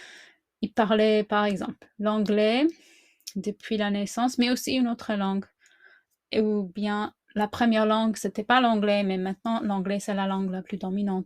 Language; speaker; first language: French; non-native, fluent; English